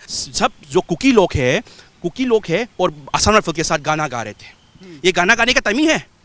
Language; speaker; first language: Hindi; non-native, local second language; Manipuri